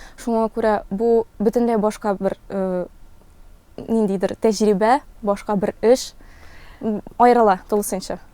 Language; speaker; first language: Tatar; non-native, local second language; Russian